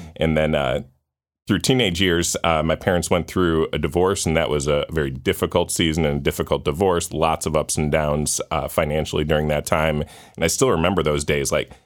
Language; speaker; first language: English; native; English